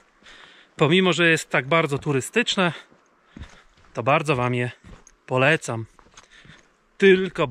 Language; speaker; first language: Polish; native; Polish